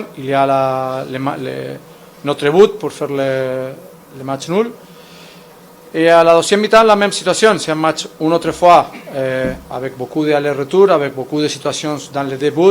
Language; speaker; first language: French; non-native, fluent; Spanish